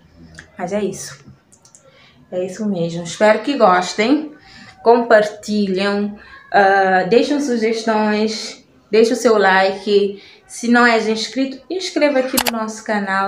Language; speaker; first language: Portuguese; non-native, local second language; Kabuverdianu